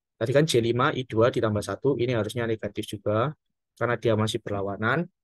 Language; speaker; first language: Indonesian; native; Indonesian